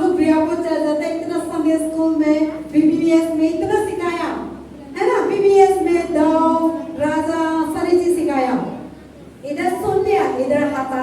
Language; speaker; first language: Hindi; non-native, local second language; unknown